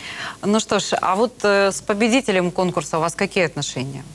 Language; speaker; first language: Russian; native; Russian